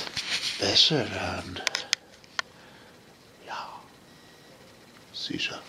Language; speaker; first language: German; non-native, learner; English